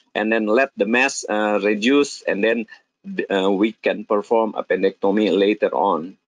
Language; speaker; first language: English; non-native, fluent; Indonesian